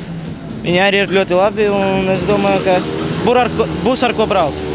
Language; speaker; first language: Latvian; non-native, local second language; Russian